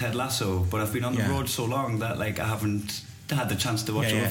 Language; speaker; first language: English; native; English